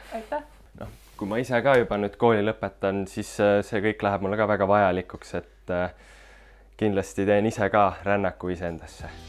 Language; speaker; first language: Estonian; native; Estonian